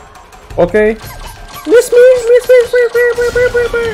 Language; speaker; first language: English; non-native, learner; Indonesian